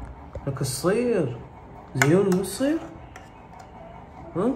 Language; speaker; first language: Arabic; native; Arabic